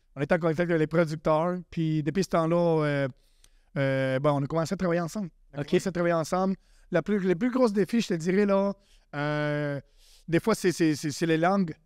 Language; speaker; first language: French; non-native, fluent; Spanish